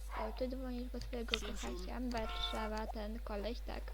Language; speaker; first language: Polish; native; Polish